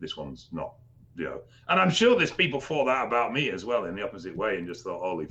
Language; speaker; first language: English; native; English